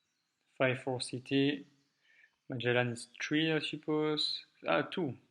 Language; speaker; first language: English; non-native, learner; French